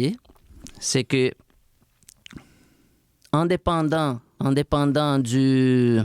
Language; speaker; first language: French; non-native, fluent; Portuguese